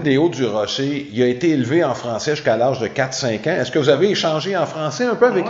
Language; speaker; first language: French; native; French